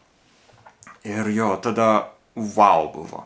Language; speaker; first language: Lithuanian; non-native, learner; Japanese